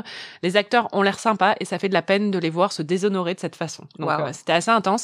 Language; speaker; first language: French; native; French